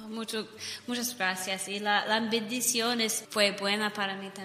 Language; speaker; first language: Spanish; non-native, learner; English